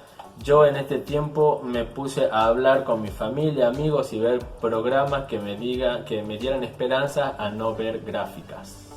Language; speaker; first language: Spanish; native; Spanish